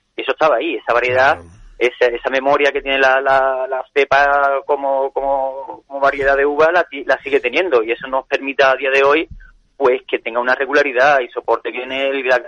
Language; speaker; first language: Spanish; native; Spanish